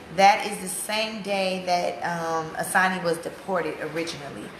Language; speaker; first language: English; native; English